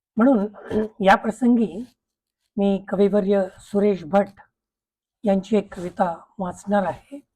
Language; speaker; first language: Marathi; non-native, local second language; Tamil